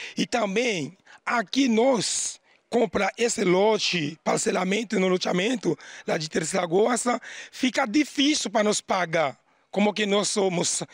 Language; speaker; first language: Portuguese; non-native, learner; Haitian Creole